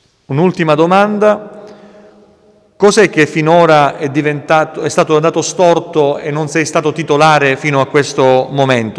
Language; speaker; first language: Italian; native; Italian